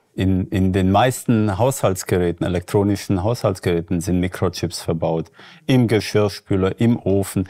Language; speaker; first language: German; native; German